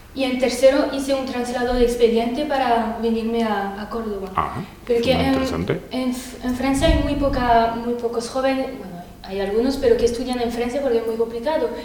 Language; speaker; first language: Spanish; non-native, fluent; French